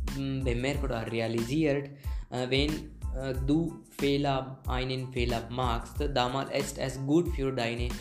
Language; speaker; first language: German; non-native, learner; Hindi